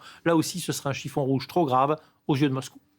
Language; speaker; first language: French; native; French